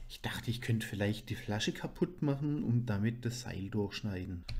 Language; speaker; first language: German; native; German